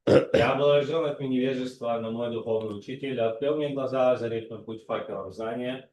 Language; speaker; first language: Russian; native; Russian